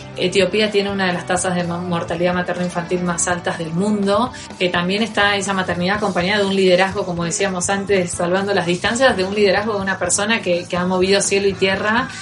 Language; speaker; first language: Spanish; native; Spanish